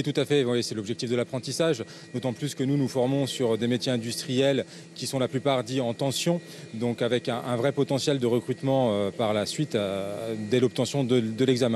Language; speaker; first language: French; native; French